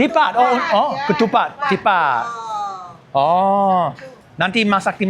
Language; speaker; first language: Indonesian; non-native, learner; English